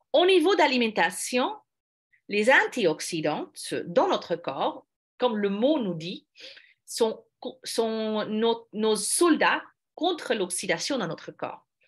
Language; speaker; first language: French; non-native, fluent; English